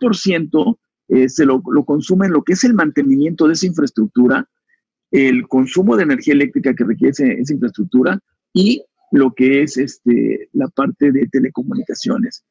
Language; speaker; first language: Spanish; native; Spanish